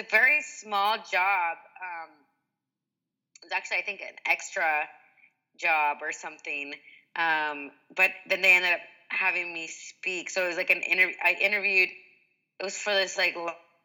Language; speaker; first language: English; native; English